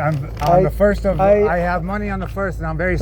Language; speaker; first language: English; native; English